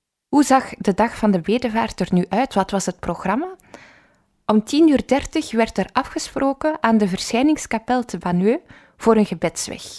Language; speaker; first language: Dutch; native; Dutch